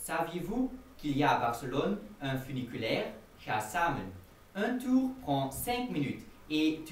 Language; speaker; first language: French; non-native, learner; Dutch